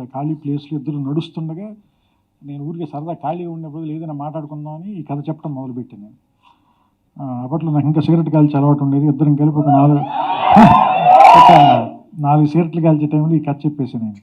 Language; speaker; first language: Telugu; native; Telugu